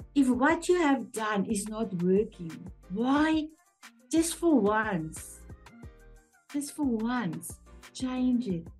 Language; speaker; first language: English; non-native, local second language; Afrikaans